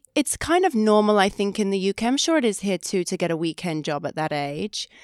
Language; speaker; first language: English; native; English